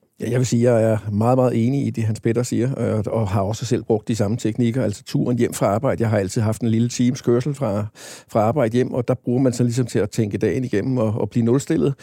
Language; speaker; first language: Danish; native; Danish